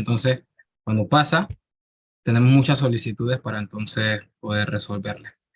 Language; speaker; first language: Spanish; native; Spanish